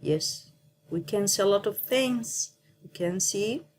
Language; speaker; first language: English; non-native, learner; Arabic